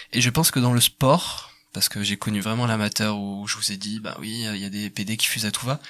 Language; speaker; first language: French; native; French